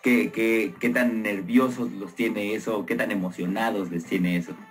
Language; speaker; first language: Spanish; native; Spanish